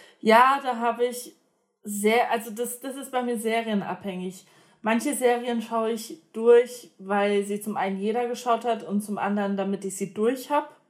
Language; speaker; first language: German; native; German